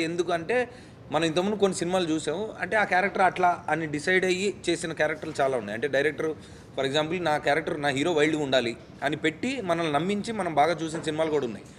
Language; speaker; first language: Telugu; native; Telugu